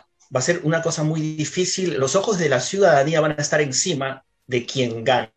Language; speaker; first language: Spanish; native; Spanish